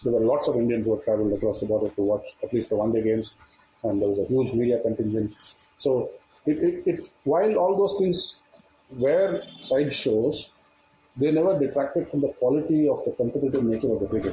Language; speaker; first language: English; non-native, local second language; Tamil